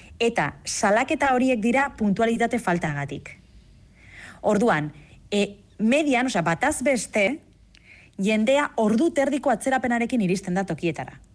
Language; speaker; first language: Basque; native; Basque